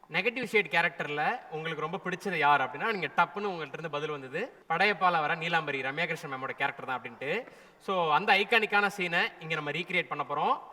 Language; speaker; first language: Tamil; native; Tamil